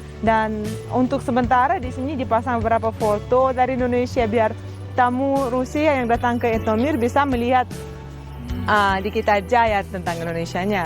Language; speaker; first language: Indonesian; non-native, fluent; Russian